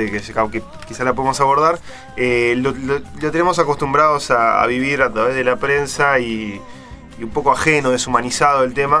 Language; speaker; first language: Spanish; native; Spanish